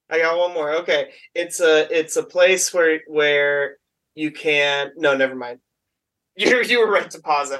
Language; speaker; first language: English; native; English